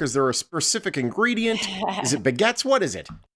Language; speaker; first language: English; native; English